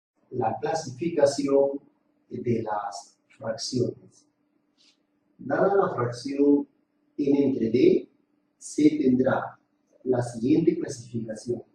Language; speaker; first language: Spanish; native; Spanish